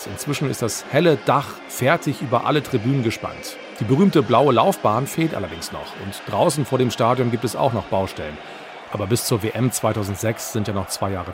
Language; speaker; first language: German; native; German